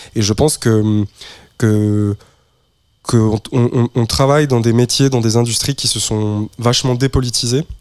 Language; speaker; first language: French; native; French